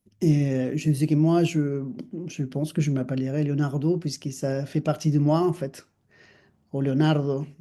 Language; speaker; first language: French; non-native, fluent; Spanish